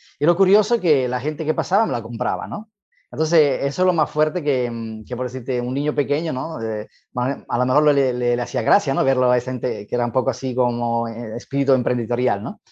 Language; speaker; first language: Spanish; non-native, fluent; Italian